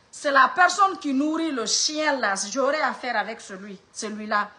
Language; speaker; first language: French; non-native, local second language; Mandingo